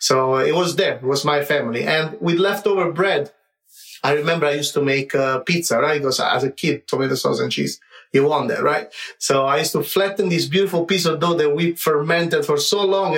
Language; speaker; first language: English; non-native, fluent; Italian